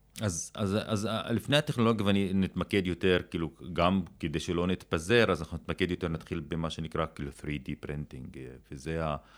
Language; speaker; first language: Hebrew; non-native, local second language; Arabic